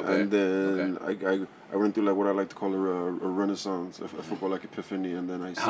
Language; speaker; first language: English; non-native, local second language; Yoruba